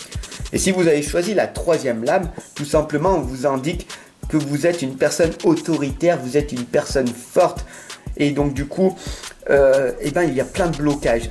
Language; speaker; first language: French; native; French